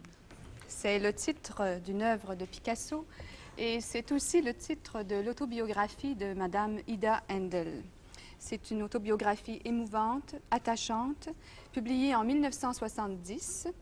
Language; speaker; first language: French; native; French